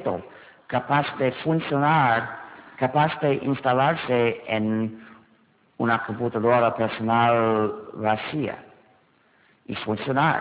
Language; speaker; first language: Spanish; non-native, fluent; English